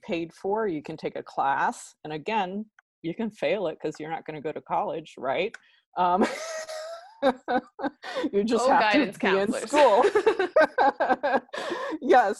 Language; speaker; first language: English; early bilingual, other home language; Pennsylvania German